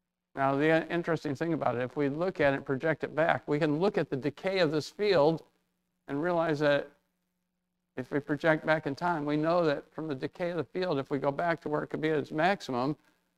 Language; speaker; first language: English; native; English